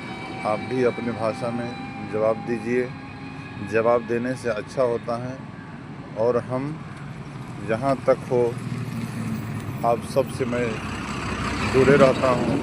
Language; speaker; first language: Hindi; non-native, local second language; Maithili